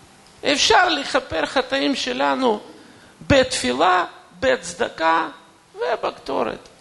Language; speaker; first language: Hebrew; non-native, fluent; Russian